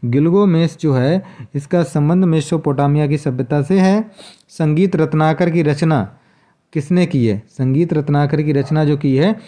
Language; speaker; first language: Hindi; native; Hindi